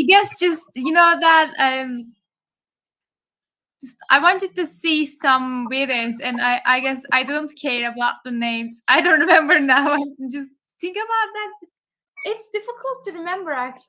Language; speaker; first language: English; non-native, fluent; Turkish